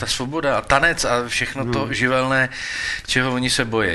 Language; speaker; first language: Czech; native; Czech